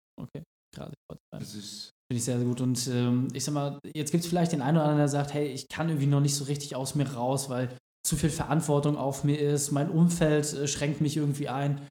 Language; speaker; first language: German; native; German